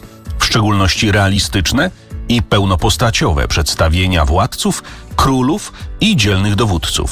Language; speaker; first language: Polish; native; Polish